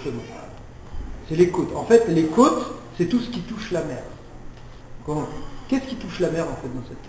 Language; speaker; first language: French; native; French